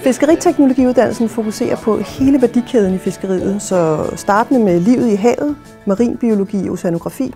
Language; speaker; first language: Danish; native; Danish